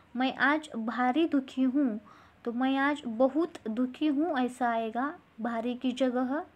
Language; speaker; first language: Hindi; non-native, local second language; Marathi